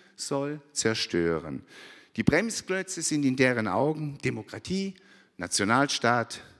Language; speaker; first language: German; native; German